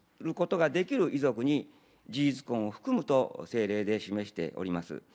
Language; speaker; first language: Japanese; native; Japanese